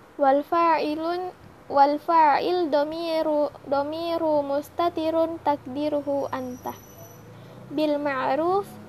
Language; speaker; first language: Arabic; non-native, learner; Indonesian